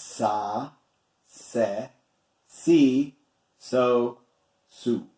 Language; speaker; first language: Filipino; non-native, learner; English